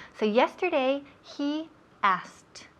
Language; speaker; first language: English; non-native, fluent; Spanish